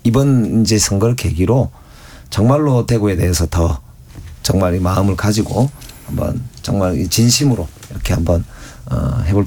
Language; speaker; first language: Korean; native; Korean